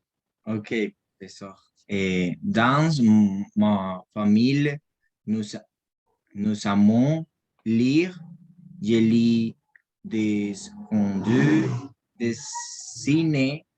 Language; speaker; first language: French; non-native, learner; Spanish